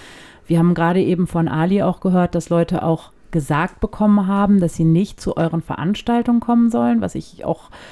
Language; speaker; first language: German; native; German